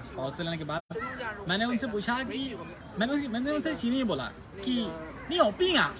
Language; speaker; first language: Hindi; native; Hindi